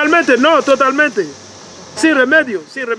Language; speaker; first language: Spanish; non-native, learner; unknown